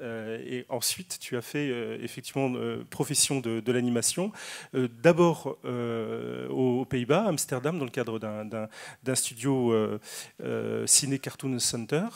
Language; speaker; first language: French; native; French